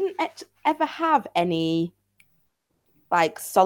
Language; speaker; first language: English; native; English